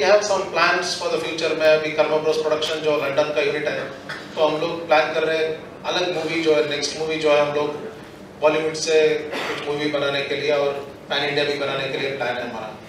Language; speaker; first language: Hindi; non-native, local second language; Kannada